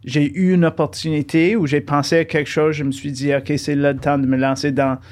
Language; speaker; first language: French; early bilingual, heritage; French